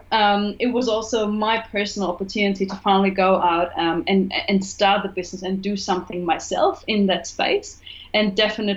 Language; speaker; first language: English; non-native, fluent; German